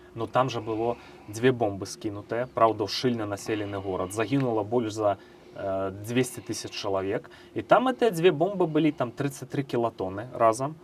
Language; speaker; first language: Belarusian; native; Belarusian